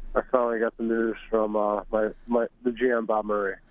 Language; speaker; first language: English; native; English